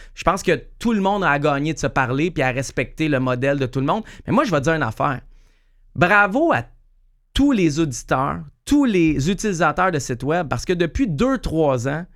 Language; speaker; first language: French; native; French